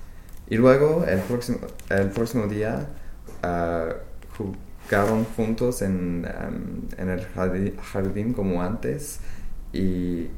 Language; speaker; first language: Spanish; non-native, fluent; English